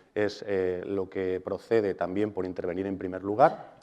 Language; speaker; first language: Spanish; non-native, local second language; Catalan